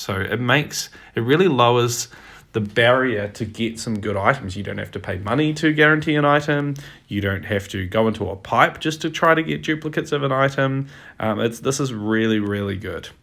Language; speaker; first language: English; native; English